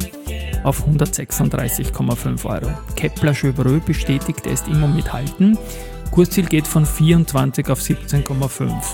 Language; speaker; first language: German; native; German